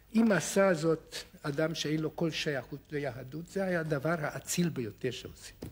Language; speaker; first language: Hebrew; non-native, fluent; Hungarian